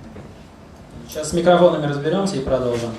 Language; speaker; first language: Russian; native; Russian